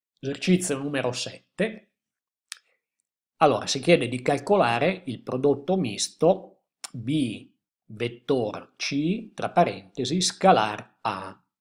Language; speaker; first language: Italian; native; Italian